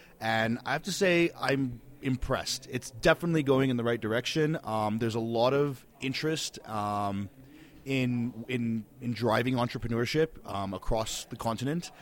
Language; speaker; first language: English; native; English